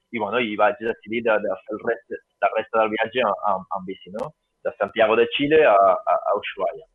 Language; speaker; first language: Catalan; native; Catalan